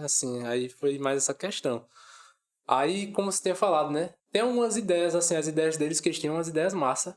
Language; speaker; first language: Portuguese; native; Portuguese